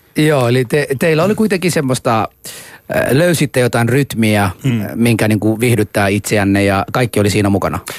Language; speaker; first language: Finnish; non-native, fluent; Persian